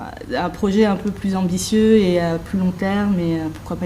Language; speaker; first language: French; native; French